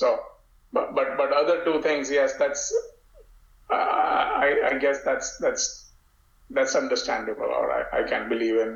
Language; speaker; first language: English; non-native, local second language; Gujarati